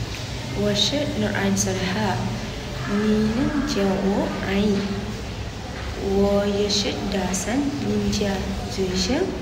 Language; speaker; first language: Chinese; non-native, learner; Malay